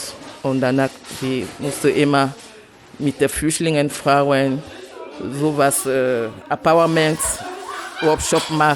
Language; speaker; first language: German; non-native, learner; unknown